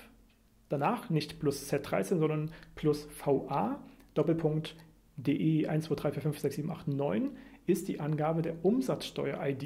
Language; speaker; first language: German; native; German